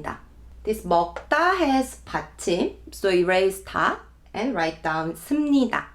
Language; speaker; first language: English; non-native, fluent; Korean